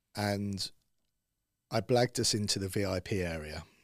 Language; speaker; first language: English; native; English